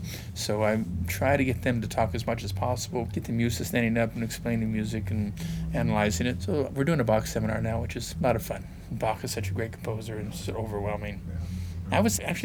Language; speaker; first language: English; native; English